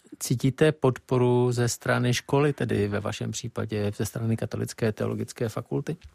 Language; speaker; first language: Czech; native; Czech